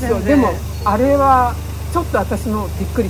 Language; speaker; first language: Japanese; native; Japanese